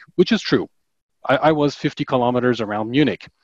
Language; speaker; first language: English; non-native, fluent; German